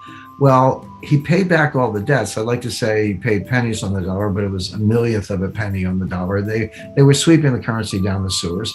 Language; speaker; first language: English; native; English